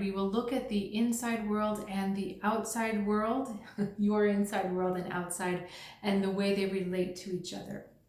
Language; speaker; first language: English; native; English